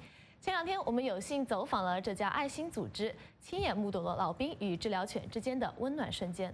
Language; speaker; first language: Chinese; native; Chinese